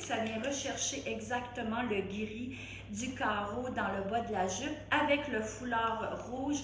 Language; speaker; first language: French; native; French